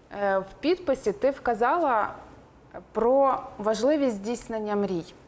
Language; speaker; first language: Ukrainian; native; Ukrainian